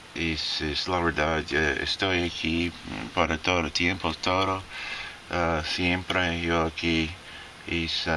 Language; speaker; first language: Spanish; non-native, learner; English